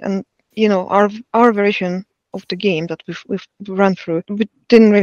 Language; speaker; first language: English; non-native, fluent; Russian